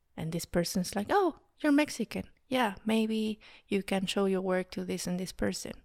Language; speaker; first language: English; non-native, fluent; Spanish